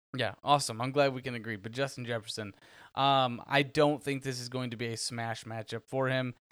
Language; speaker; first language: English; native; English